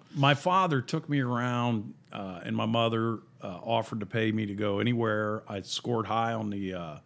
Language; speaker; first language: English; native; English